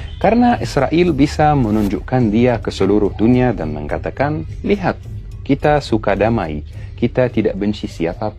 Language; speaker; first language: Indonesian; non-native, fluent; Arabic